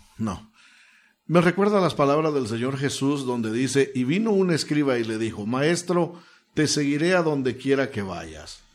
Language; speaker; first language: Spanish; native; Spanish